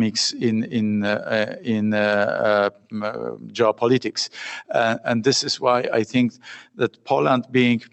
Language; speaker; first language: English; non-native, fluent; Polish